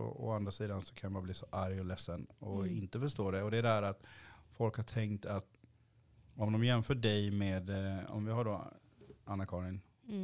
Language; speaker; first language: Swedish; early bilingual, other home language; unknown